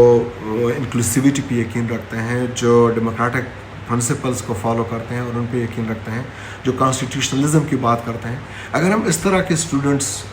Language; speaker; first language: Hindi; non-native, local second language; Pashto